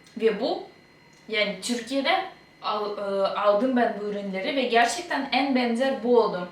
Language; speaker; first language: Turkish; non-native, fluent; Ukrainian